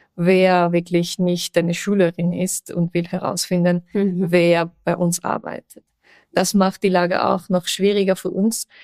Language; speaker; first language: German; non-native, fluent; Persian